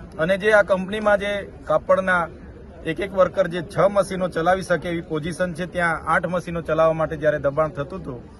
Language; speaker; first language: Gujarati; non-native, local second language; Bhili